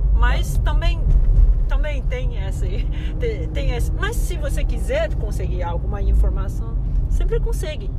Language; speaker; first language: Portuguese; non-native, fluent; Chinese